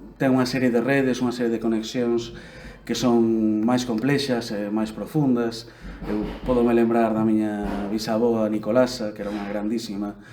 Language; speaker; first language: Galician; native; Galician